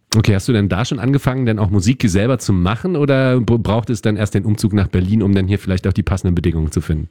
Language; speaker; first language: German; native; German